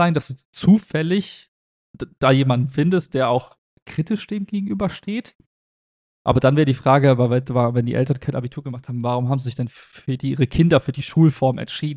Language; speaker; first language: German; native; German